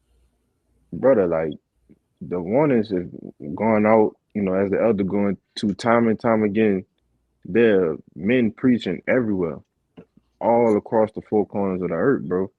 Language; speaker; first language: English; native; English